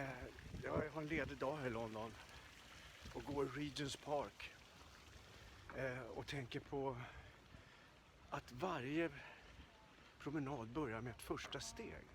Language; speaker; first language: Swedish; native; Swedish